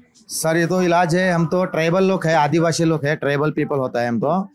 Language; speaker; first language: Hindi; non-native, local second language; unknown